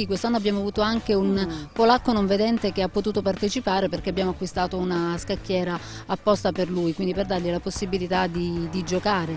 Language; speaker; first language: Italian; native; Italian